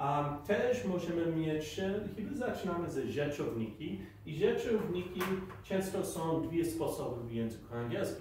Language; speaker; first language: Polish; non-native, fluent; English